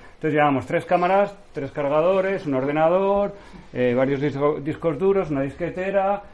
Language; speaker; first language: Spanish; native; Spanish